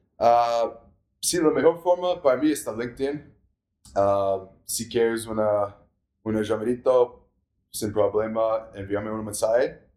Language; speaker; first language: Spanish; non-native, learner; English